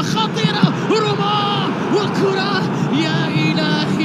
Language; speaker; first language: Arabic; native; Arabic